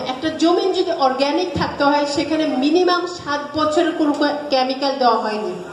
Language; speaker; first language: Bangla; early bilingual, heritage; Bangla